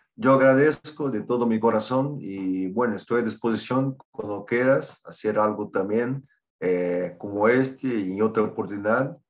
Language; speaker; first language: Spanish; non-native, fluent; Portuguese